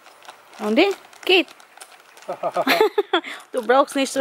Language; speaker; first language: German; non-native, learner; Filipino